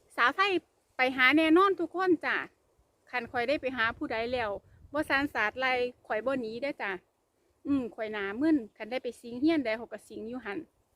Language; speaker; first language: Thai; native; Thai